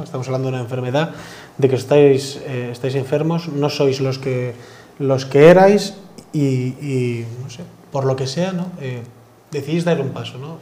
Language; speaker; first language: Spanish; native; Spanish